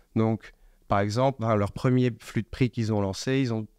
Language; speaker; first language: French; native; French